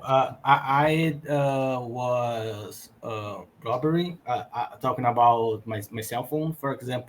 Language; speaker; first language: English; non-native, learner; Portuguese